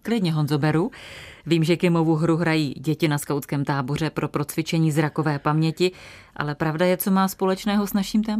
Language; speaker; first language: Czech; native; Czech